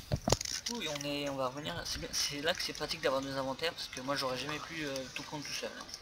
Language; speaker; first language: French; native; French